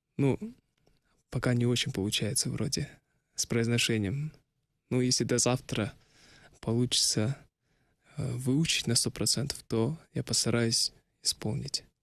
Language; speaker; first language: Russian; non-native, local second language; Kazakh